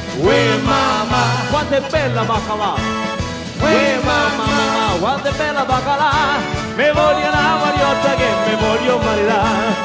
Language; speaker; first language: English; non-native, fluent; Italian